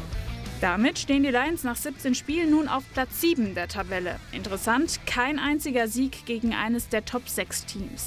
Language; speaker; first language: German; native; German